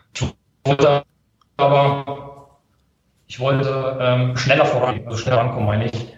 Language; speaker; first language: German; native; German